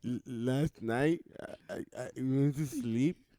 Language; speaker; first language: English; native; English